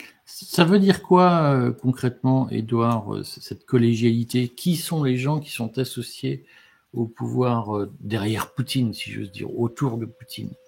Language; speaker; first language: French; native; French